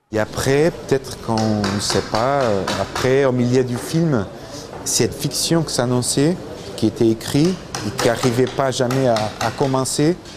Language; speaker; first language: French; non-native, fluent; Portuguese